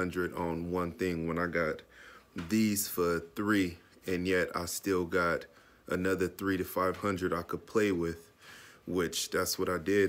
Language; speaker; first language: English; native; English